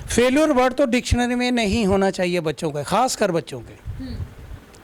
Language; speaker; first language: Hindi; non-native, local second language; Punjabi